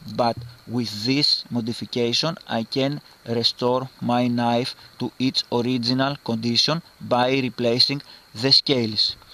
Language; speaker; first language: English; non-native, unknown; Greek